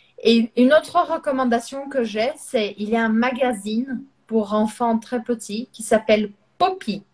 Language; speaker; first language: French; non-native, fluent; Portuguese